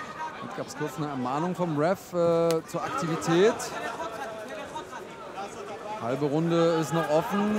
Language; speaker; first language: German; native; German